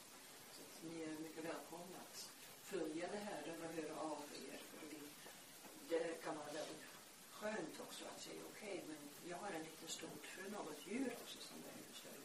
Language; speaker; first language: Swedish; non-native, fluent; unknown